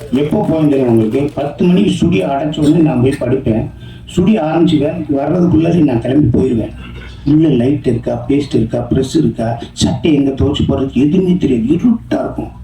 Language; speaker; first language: Tamil; native; Tamil